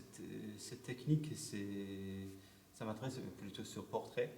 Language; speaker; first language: French; non-native, learner; Persian